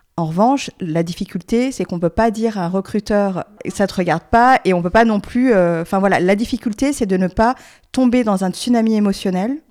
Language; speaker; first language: French; native; French